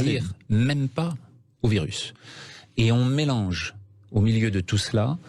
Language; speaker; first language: French; native; French